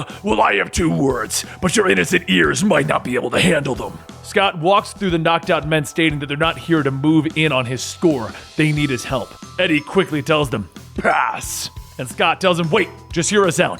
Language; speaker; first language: English; native; English